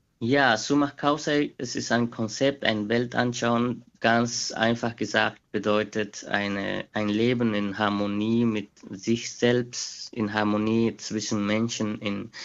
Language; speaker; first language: German; non-native, fluent; Quechua